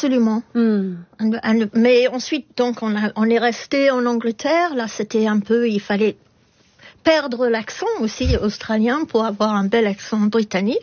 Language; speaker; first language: French; non-native, fluent; English